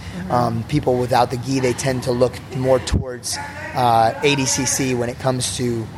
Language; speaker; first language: English; native; English